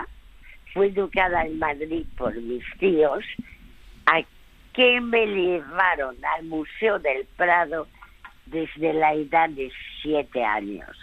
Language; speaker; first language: Spanish; early bilingual, other home language; French